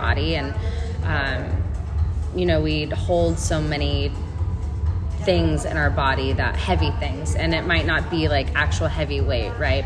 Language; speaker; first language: English; native; English